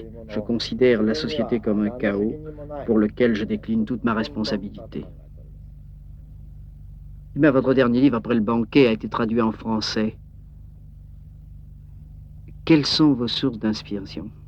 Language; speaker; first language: French; native; French